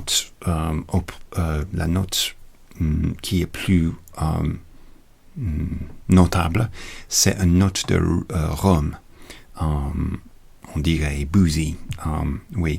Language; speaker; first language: French; non-native, learner; English